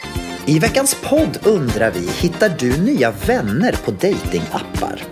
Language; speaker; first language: Swedish; native; Swedish